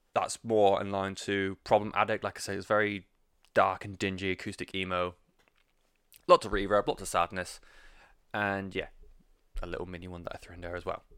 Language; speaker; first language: English; native; English